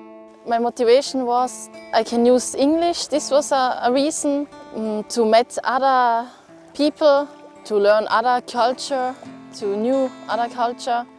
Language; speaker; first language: English; non-native, learner; German